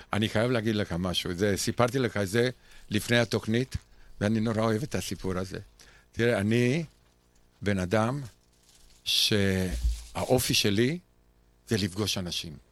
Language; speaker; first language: Hebrew; non-native, fluent; Romanian